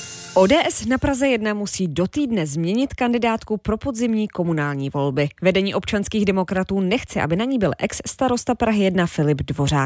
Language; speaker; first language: Czech; native; Czech